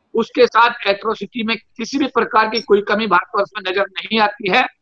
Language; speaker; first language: Hindi; native; Hindi